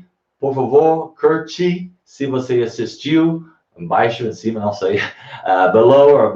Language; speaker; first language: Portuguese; non-native, learner; English